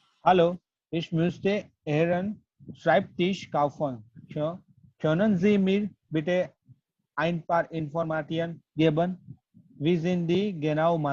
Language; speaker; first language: German; non-native, learner; Gujarati